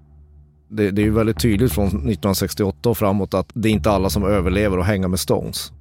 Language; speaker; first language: Swedish; native; Swedish